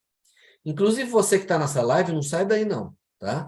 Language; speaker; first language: Portuguese; native; Portuguese